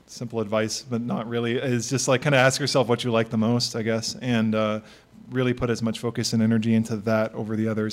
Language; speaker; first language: English; native; English